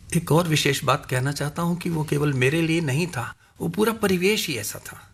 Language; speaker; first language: Hindi; non-native, local second language; Punjabi